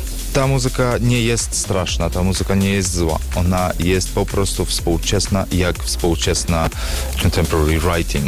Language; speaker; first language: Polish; non-native, learner; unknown